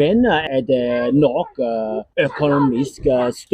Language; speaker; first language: Norwegian; non-native, fluent; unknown